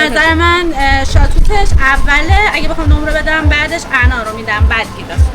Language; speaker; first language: Persian; native; Persian